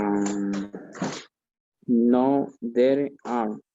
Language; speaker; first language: English; non-native, learner; Spanish